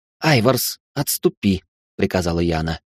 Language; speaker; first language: Russian; native; Russian